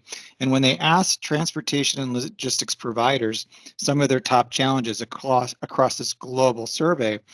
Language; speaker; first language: English; native; English